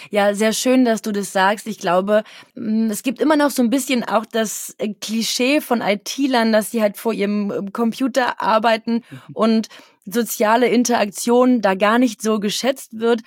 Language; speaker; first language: German; native; German